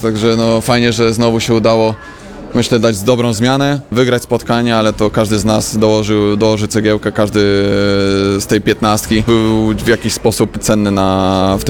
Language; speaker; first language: Polish; native; Polish